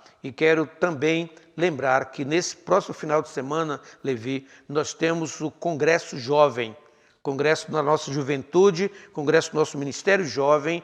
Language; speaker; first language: Portuguese; native; Portuguese